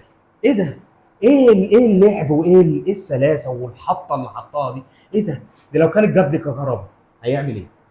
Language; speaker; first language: Arabic; native; Arabic